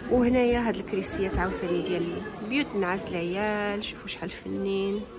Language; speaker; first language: Arabic; native; Arabic